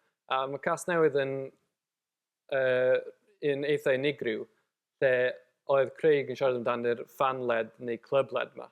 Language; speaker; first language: Welsh; native; Welsh